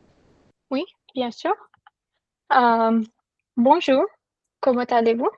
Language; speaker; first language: French; non-native, learner; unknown